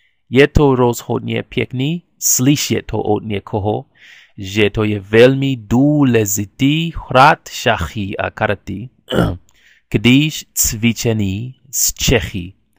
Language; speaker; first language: Czech; non-native, learner; English